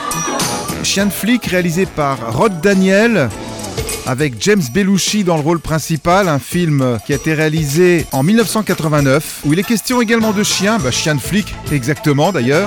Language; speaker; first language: French; native; French